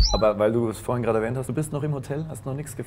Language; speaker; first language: German; native; German